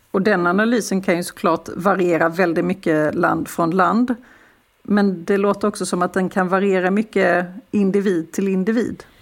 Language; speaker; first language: Swedish; native; Swedish